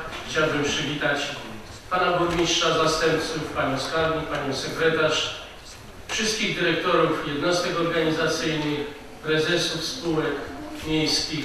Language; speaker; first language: Polish; native; Polish